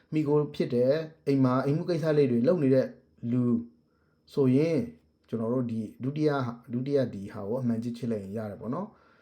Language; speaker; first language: Burmese; native; Burmese